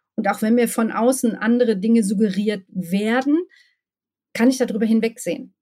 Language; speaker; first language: German; native; German